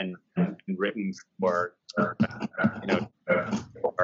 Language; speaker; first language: English; native; English